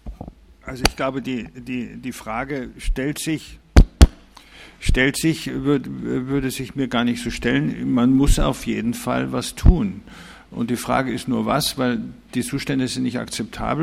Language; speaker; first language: German; native; German